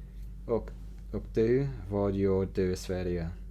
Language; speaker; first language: Swedish; non-native, learner; English